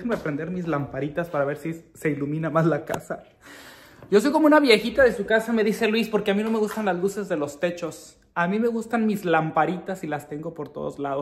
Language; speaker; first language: Spanish; native; Spanish